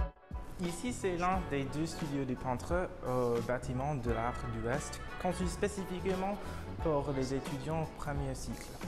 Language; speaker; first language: French; non-native, learner; English